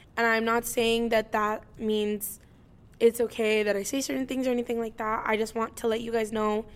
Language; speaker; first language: English; native; English